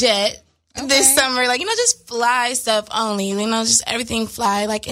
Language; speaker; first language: English; native; English